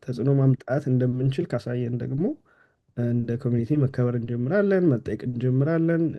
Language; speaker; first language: Amharic; native; Amharic